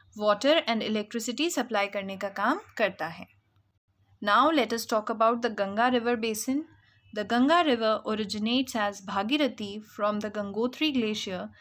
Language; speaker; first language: Hindi; native; Hindi